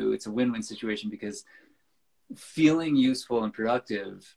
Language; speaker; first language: English; native; English